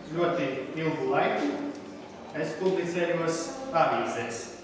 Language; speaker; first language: Latvian; non-native, local second language; Russian